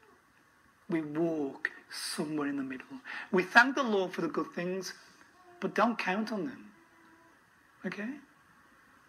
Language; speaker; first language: English; native; English